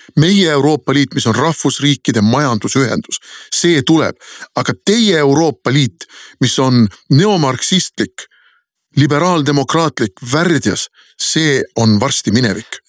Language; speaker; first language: Estonian; native; Estonian